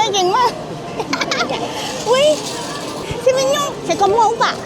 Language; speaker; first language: French; non-native, learner; Thai